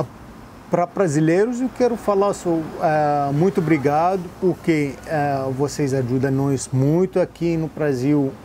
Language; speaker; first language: Portuguese; non-native, learner; Arabic